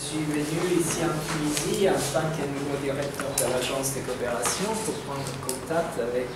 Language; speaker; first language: French; non-native, fluent; Italian